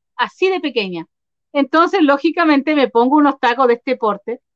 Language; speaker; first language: Spanish; native; Spanish